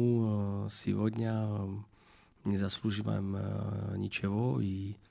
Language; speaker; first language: Russian; non-native, learner; Czech